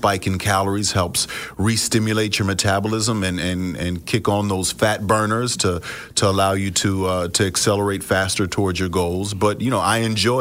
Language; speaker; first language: English; early bilingual, other home language; Russian